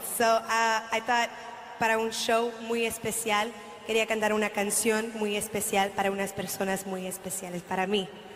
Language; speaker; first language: Spanish; early bilingual, heritage; Spanish